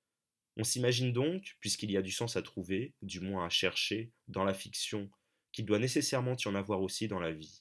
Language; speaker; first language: French; native; French